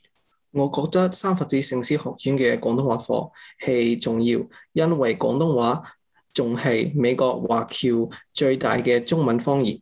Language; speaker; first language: Cantonese; early bilingual, heritage; English